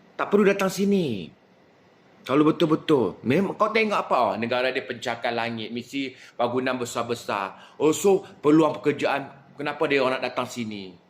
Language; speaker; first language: Malay; native; Malay